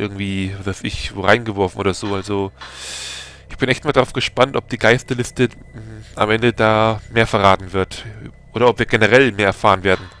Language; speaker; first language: German; native; German